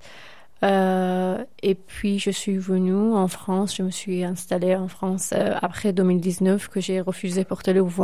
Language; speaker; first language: French; non-native, fluent; Persian